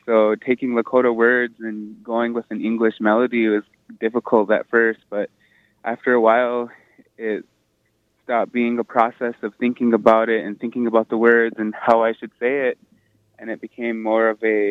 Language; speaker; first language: English; native; English